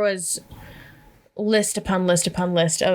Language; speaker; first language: English; native; English